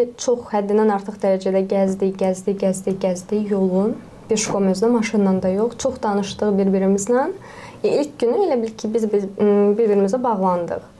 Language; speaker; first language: Azerbaijani; non-native, local second language; Lezghian